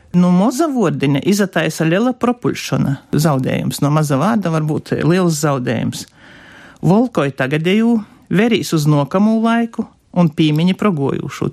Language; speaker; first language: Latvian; native; Latvian